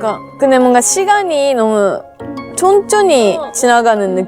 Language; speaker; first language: Korean; non-native, fluent; Japanese